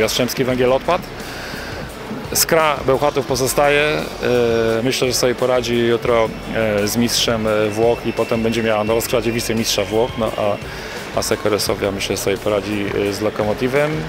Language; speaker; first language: Polish; native; Polish